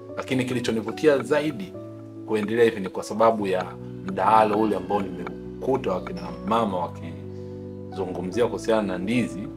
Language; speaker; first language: Swahili; native; Swahili